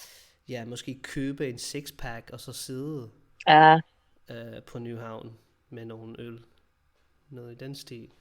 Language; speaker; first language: Danish; non-native, fluent; English